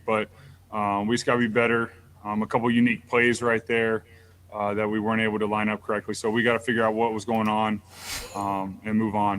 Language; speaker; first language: English; native; English